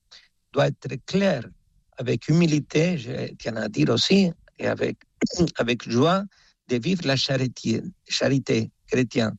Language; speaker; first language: French; non-native, fluent; Spanish